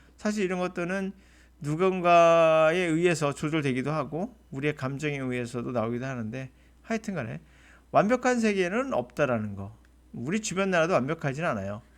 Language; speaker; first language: Korean; native; Korean